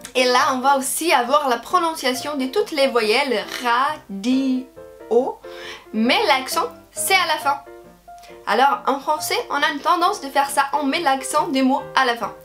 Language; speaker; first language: French; non-native, fluent; Portuguese